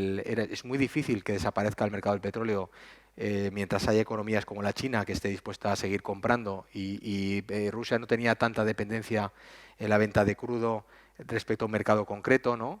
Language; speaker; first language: Spanish; native; Spanish